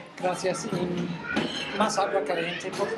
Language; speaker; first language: Spanish; non-native, fluent; English